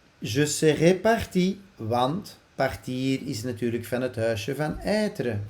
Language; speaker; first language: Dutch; native; Dutch